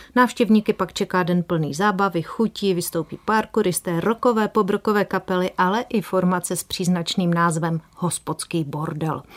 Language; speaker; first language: Czech; native; Czech